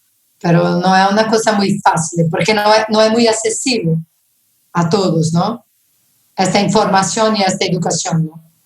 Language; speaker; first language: Spanish; non-native, fluent; Portuguese